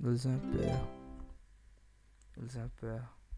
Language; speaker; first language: French; non-native, learner; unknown